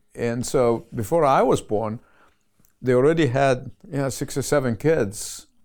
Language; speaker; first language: English; non-native, fluent; Arabic